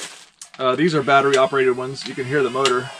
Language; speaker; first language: English; native; English